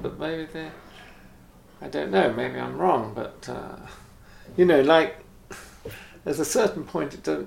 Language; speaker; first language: English; native; English